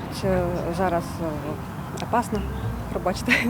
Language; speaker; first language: Ukrainian; non-native, local second language; Russian